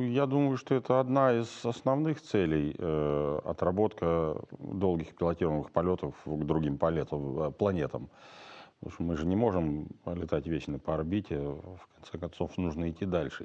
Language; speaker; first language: Russian; native; Russian